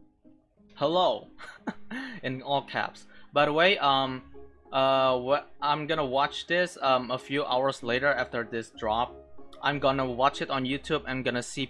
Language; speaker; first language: English; non-native, local second language; Filipino